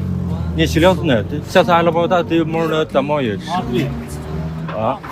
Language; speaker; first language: Russian; non-native, learner; Chinese